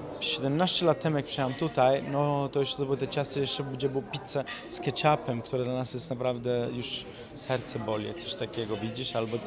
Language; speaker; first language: Polish; non-native, fluent; Italian